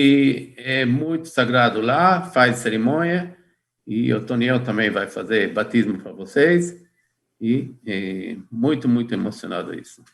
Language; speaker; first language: Portuguese; non-native, fluent; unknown